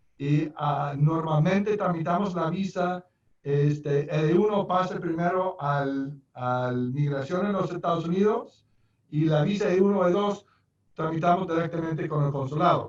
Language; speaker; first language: Spanish; non-native, fluent; English